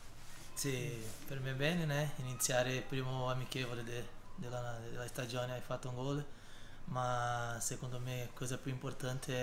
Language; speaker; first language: Italian; non-native, learner; Portuguese